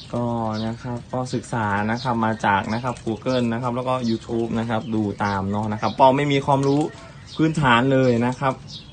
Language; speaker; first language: Thai; native; Thai